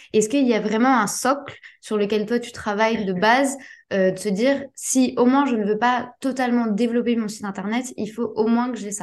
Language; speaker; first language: French; native; French